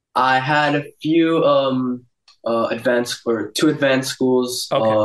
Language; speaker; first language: English; early bilingual, other home language; Portuguese